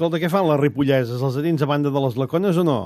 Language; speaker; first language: Catalan; native; Catalan